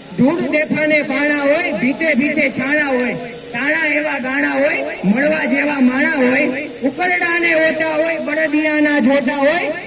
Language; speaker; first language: Gujarati; native; Gujarati